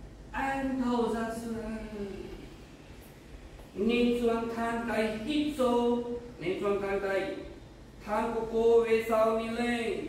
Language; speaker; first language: Vietnamese; non-native, learner; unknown